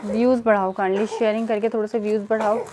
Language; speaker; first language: Urdu; native; Urdu